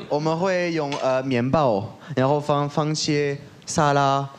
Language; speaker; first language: Chinese; non-native, fluent; French